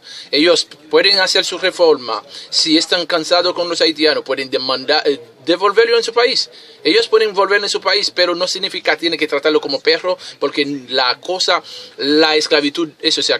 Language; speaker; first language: Spanish; non-native, fluent; Haitian Creole